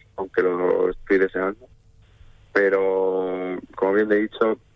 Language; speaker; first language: Spanish; native; Spanish